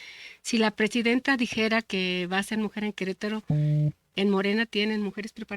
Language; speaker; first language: Spanish; native; Spanish